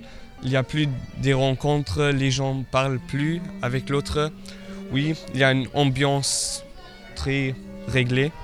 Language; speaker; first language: French; non-native, local second language; Luxembourgish